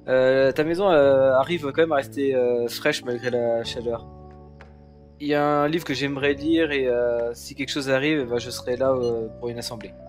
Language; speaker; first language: French; native; French